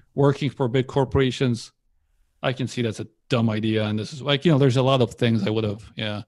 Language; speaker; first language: English; early bilingual, other home language; Polish